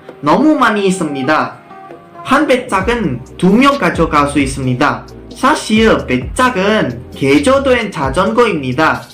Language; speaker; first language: Korean; non-native, learner; Indonesian